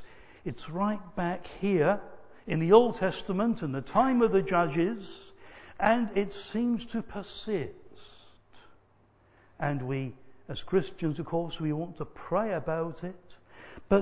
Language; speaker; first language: English; native; English